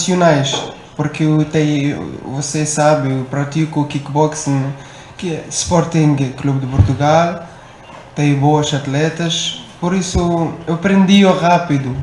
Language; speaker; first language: Portuguese; non-native, learner; Arabic